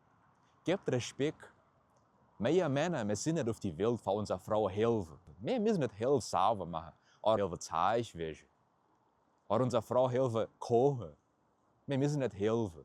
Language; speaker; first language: German; early bilingual, heritage; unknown